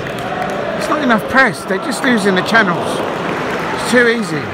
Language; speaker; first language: English; native; English